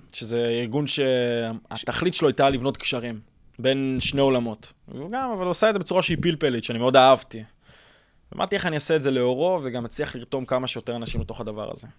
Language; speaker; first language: Hebrew; early bilingual, other home language; English